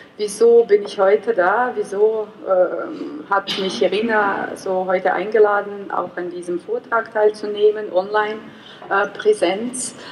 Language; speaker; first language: German; non-native, fluent; Russian